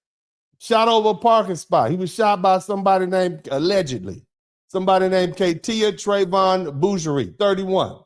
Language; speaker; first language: English; native; English